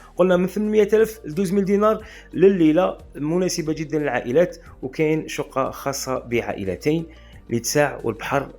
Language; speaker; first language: Arabic; native; Arabic